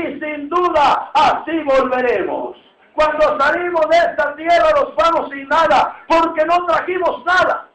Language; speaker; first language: Spanish; native; Spanish